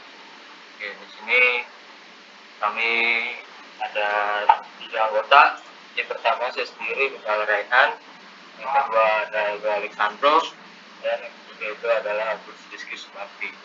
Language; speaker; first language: Indonesian; native; Indonesian